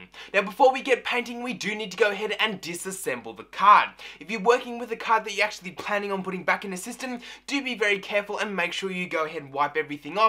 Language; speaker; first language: English; native; English